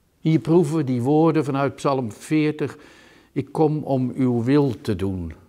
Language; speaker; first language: Dutch; native; Dutch